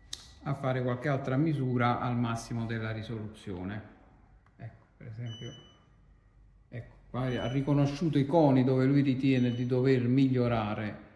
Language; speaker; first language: Italian; native; Italian